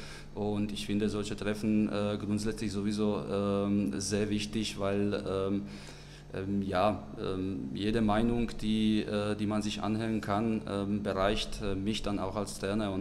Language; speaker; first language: German; non-native, fluent; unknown